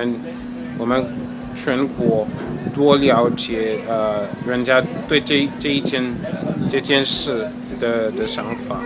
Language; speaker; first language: Chinese; non-native, fluent; English